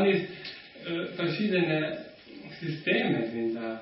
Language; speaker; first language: German; non-native, learner; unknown